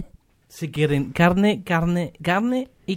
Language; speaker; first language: Spanish; non-native, learner; German